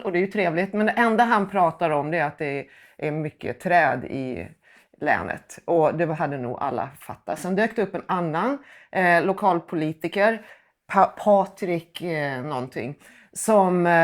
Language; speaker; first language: Swedish; native; Swedish